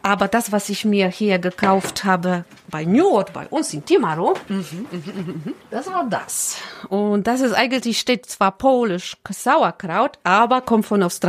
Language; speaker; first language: German; non-native, learner; Polish